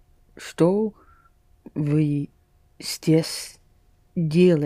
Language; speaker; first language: Russian; non-native, learner; English